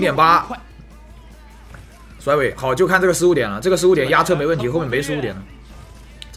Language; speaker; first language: Chinese; native; Chinese